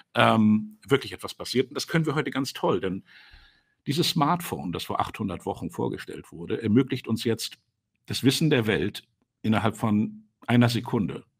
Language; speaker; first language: German; native; German